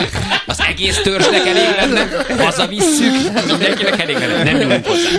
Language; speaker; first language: Hungarian; native; Hungarian